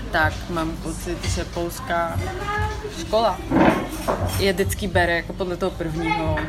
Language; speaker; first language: Czech; early bilingual, heritage; Czech